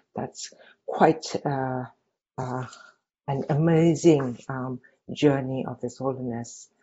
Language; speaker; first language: English; non-native, local second language; Tibetan